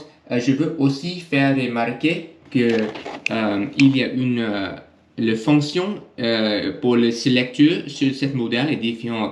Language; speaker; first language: French; non-native, learner; English